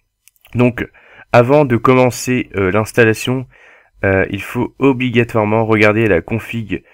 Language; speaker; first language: French; native; French